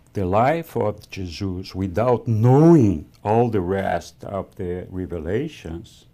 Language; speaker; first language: English; non-native, fluent; Spanish